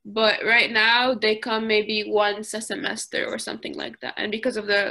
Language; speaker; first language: English; early bilingual, other home language; Arabic